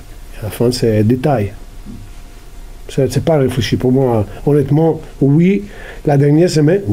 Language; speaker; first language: French; non-native, learner; Italian